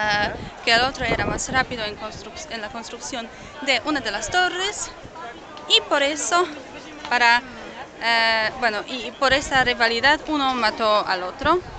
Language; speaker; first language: Spanish; non-native, fluent; Polish